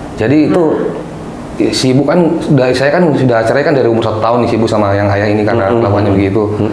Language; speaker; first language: Indonesian; native; Indonesian